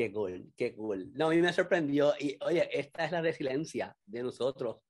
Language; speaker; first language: Spanish; native; Spanish